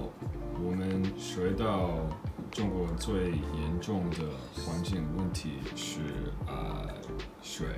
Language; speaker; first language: Chinese; non-native, learner; English